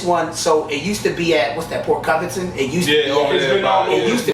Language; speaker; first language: English; native; English